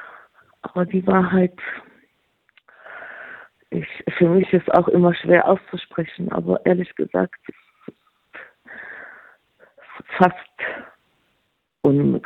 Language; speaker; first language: German; non-native, fluent; Arabic